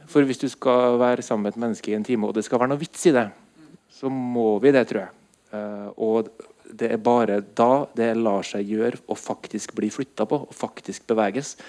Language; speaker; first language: Norwegian; native; Norwegian